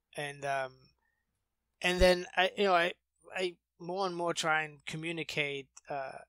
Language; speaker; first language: English; non-native, fluent; German